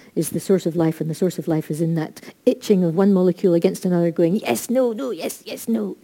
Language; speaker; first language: English; native; English